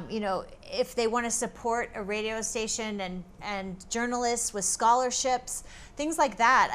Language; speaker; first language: English; native; English